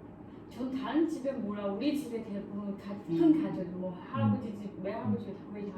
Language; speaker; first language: Korean; non-native, learner; Chinese